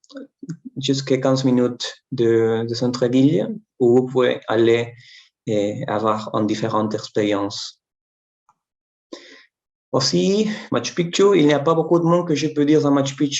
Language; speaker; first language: French; non-native, fluent; Spanish